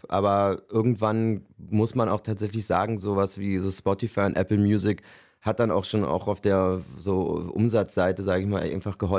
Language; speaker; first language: German; native; German